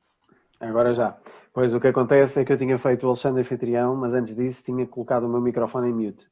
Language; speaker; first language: Portuguese; native; Portuguese